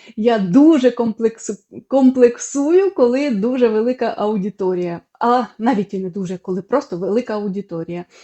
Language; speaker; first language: Ukrainian; non-native, local second language; Russian